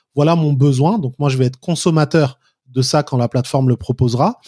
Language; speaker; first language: French; native; French